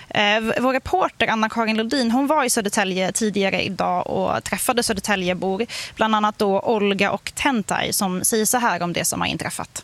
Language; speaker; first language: Swedish; native; Swedish